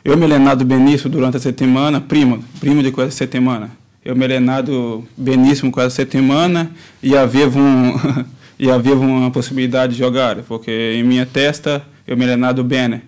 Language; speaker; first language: Italian; non-native, learner; Portuguese